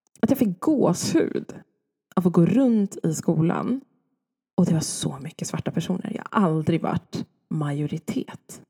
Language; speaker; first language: Swedish; native; Swedish